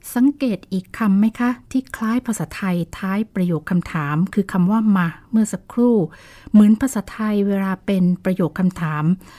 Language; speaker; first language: Thai; native; Thai